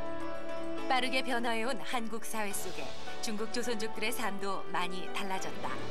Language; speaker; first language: Korean; early bilingual, heritage; Korean